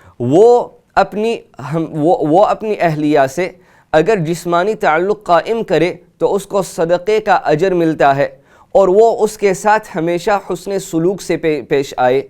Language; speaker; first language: Urdu; early bilingual, heritage; Urdu